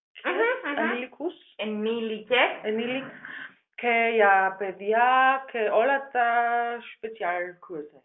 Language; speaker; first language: Greek; non-native, fluent; German